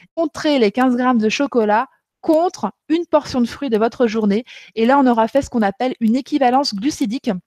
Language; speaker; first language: French; native; French